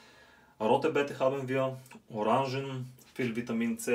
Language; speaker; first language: German; non-native, fluent; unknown